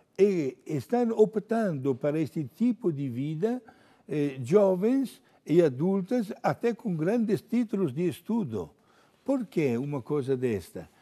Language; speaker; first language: Portuguese; non-native, fluent; Italian